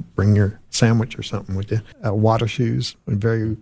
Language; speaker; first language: English; native; English